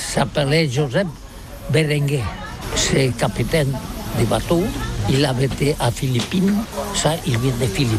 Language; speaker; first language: French; non-native, learner; Catalan